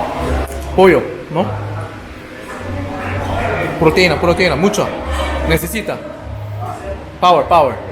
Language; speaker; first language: Spanish; non-native, learner; Korean